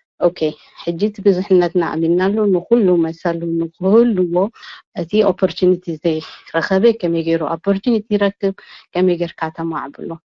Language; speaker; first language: Tigrinya; non-native, local second language; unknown